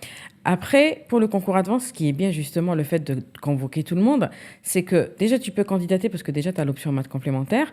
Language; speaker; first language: French; native; French